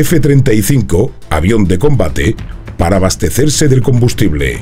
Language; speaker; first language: Spanish; native; Spanish